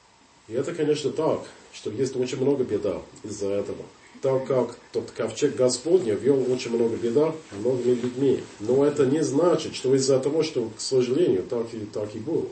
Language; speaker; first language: Russian; non-native, fluent; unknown